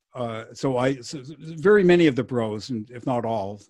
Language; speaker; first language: English; non-native, fluent; French